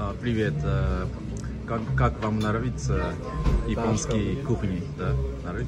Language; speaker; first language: Russian; non-native, learner; Japanese